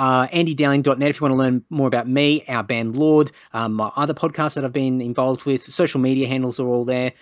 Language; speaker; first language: English; native; English